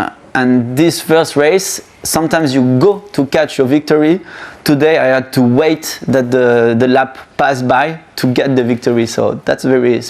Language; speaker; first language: English; non-native, fluent; French